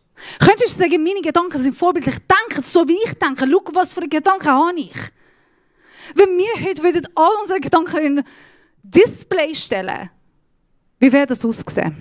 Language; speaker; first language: German; non-native, fluent; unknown